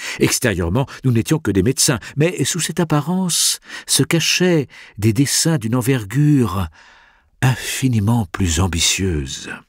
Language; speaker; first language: French; native; French